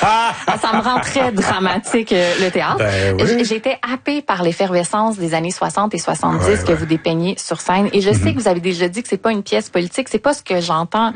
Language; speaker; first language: French; native; French